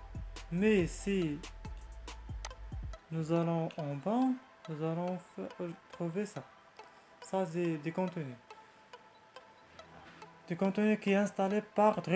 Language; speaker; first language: French; non-native, learner; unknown